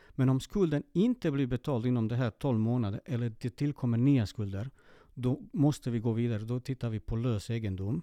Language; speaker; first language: Swedish; early bilingual, other home language; Serbian